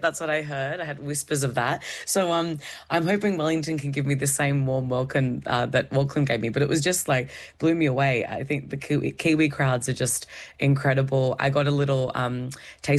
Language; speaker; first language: English; native; English